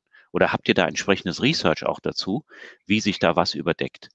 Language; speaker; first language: German; native; German